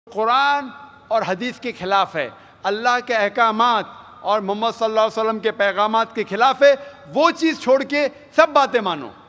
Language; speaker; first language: Hindi; native; Hindi